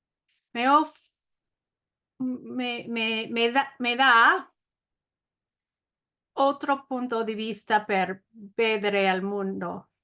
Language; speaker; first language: Italian; non-native, learner; English